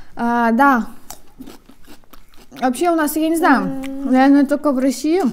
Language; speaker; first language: Russian; native; Russian